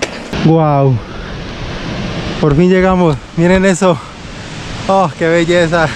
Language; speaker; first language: Spanish; native; Spanish